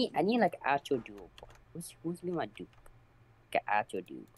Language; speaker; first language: English; native; English